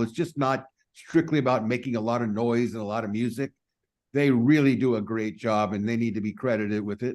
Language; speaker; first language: English; native; English